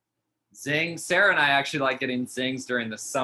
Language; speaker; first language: English; native; English